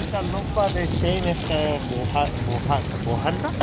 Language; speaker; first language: Spanish; non-native, learner; Korean